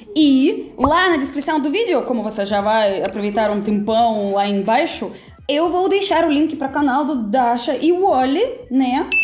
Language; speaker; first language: Portuguese; non-native, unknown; Russian